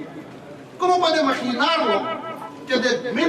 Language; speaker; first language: Spanish; non-native, learner; Urdu